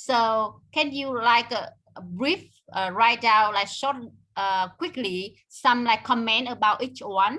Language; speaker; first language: English; non-native, learner; Vietnamese